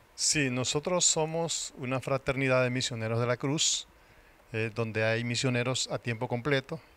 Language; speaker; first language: Spanish; native; Spanish